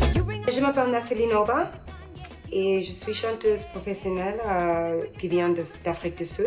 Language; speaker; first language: French; non-native, learner; English